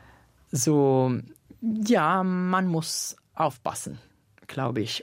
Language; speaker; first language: German; non-native, learner; Italian